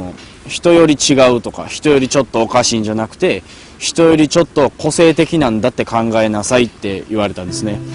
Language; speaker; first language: Japanese; native; Japanese